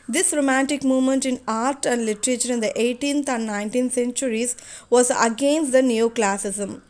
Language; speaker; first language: English; non-native, local second language; Tamil